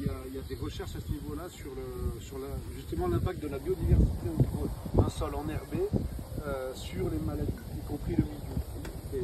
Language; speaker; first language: French; native; French